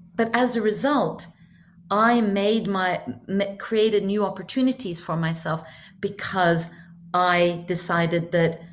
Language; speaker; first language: English; non-native, fluent; Norwegian